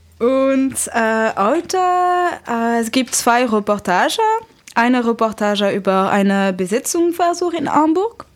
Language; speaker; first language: German; non-native, learner; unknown